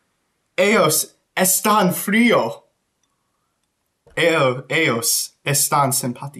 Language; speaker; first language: Spanish; non-native, learner; English